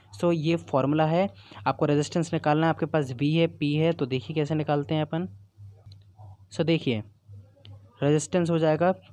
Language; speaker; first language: Hindi; native; Hindi